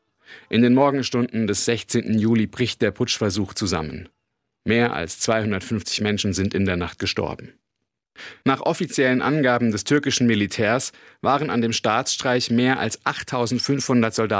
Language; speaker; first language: German; native; German